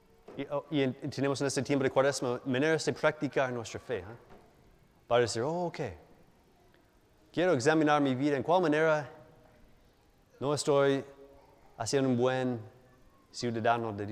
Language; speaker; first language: Spanish; non-native, fluent; English